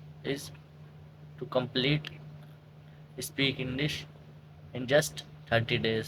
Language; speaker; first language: English; non-native, learner; Hindi